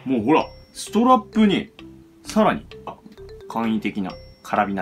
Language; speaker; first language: Japanese; native; Japanese